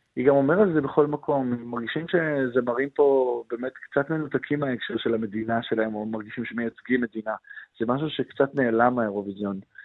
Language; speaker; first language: Hebrew; native; Hebrew